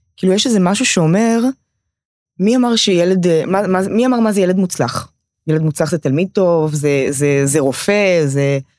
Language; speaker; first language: Hebrew; native; Hebrew